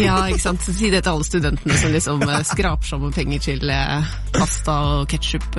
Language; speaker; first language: Norwegian; native; Norwegian